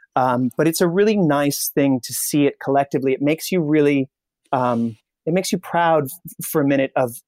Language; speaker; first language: English; native; English